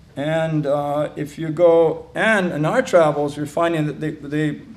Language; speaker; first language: English; native; English